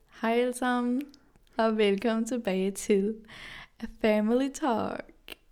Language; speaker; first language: Danish; early bilingual, other home language; Arabic